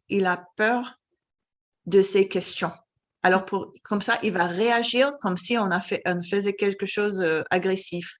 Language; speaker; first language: French; non-native, fluent; English